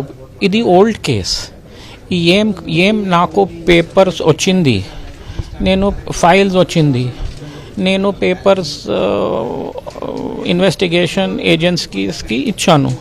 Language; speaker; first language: Telugu; early bilingual, heritage; Telugu